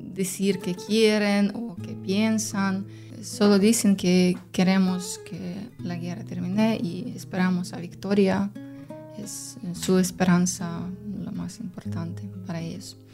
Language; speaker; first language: Spanish; non-native, learner; Ukrainian